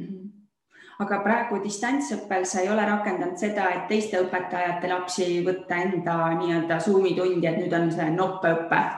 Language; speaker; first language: Estonian; native; Estonian